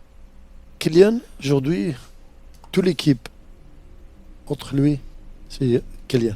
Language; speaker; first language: French; non-native, fluent; Arabic